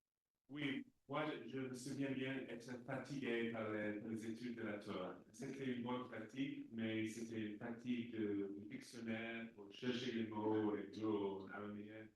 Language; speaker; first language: French; non-native, fluent; English